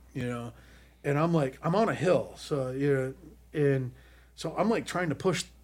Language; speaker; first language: English; native; English